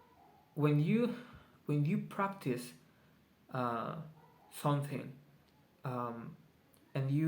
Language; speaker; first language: English; non-native, learner; Spanish